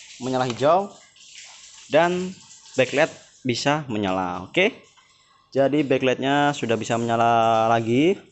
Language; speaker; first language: Indonesian; non-native, local second language; Javanese